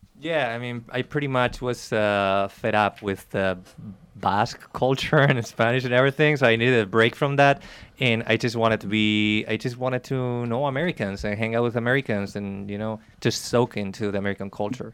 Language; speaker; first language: English; non-native, fluent; Basque